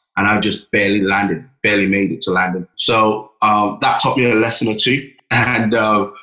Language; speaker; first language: English; non-native, local second language; Yoruba